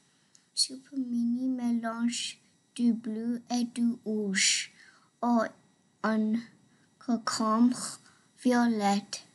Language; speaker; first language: French; non-native, learner; English